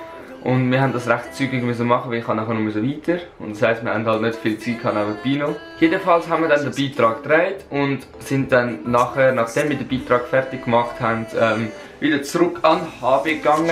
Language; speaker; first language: German; native; German